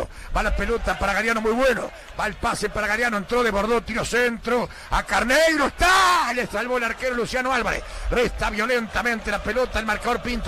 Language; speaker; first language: Spanish; native; Spanish